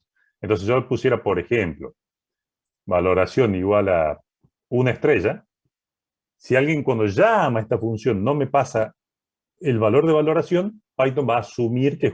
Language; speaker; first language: Spanish; native; Spanish